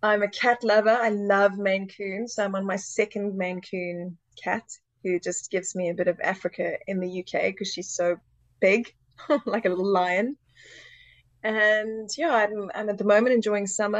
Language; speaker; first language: English; native; English